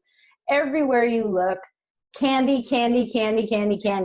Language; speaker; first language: English; native; English